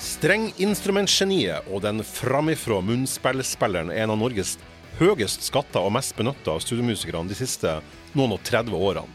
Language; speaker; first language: Norwegian; native; Norwegian